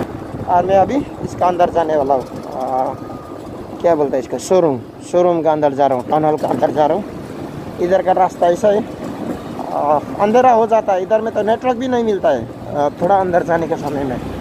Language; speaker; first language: Hindi; non-native, learner; Nepali